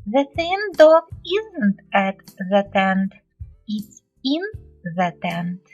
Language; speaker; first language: English; non-native, fluent; Ukrainian